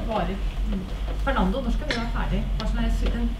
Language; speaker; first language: Norwegian; native; Norwegian